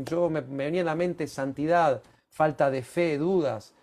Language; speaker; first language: Spanish; native; Spanish